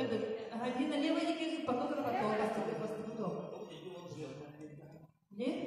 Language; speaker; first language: Russian; non-native, local second language; Yakut